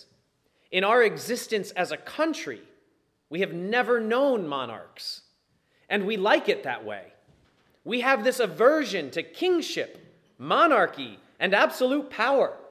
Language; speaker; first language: English; native; English